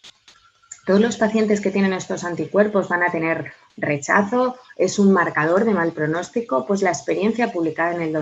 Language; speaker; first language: Spanish; native; Spanish